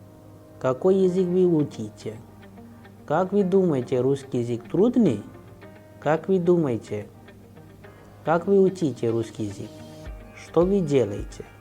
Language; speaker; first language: Russian; non-native, fluent; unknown